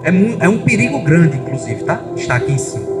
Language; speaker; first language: Portuguese; native; Portuguese